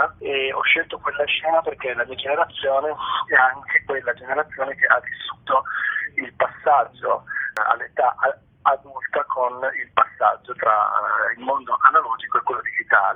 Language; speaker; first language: Italian; native; Italian